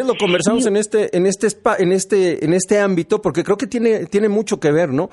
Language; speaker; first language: Spanish; native; Spanish